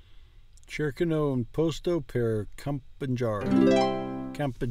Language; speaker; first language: Italian; non-native, learner; English